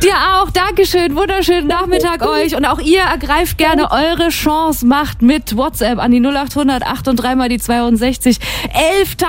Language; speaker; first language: German; native; German